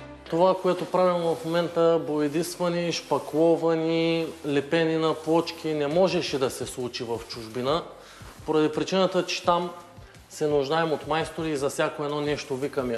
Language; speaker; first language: Bulgarian; native; Bulgarian